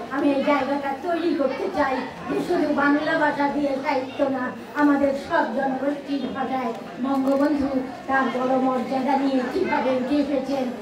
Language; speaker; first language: Bangla; native; Bangla